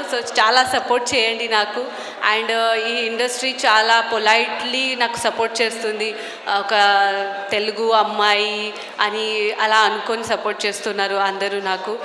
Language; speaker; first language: Telugu; non-native, fluent; Marathi